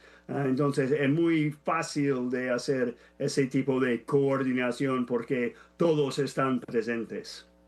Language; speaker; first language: Spanish; non-native, fluent; English